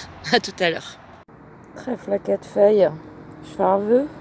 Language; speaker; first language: French; native; French